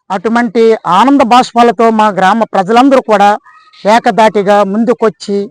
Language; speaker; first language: Telugu; native; Telugu